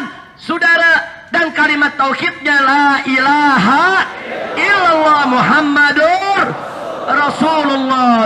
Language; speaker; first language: Indonesian; native; Indonesian